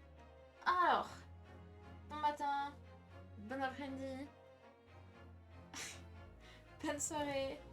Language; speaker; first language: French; native; French